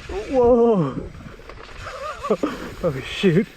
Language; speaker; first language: English; native; English